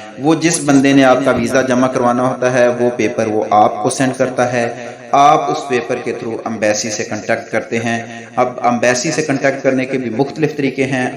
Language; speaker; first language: Urdu; non-native, local second language; Punjabi